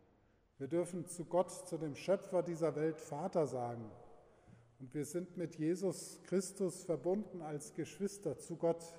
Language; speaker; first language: German; native; German